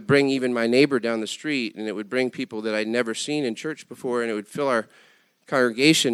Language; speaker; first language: English; native; English